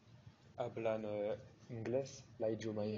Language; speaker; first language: Spanish; non-native, learner; French